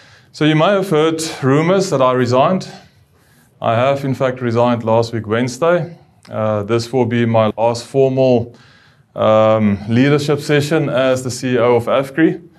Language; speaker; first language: English; non-native, local second language; Afrikaans